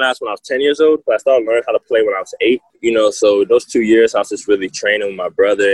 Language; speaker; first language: English; native; English